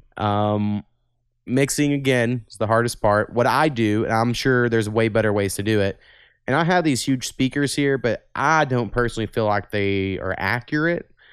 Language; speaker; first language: English; native; English